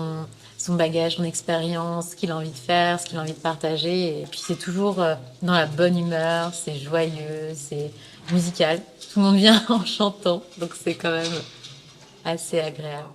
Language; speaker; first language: French; native; French